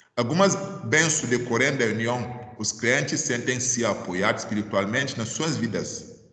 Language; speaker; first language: Portuguese; non-native, fluent; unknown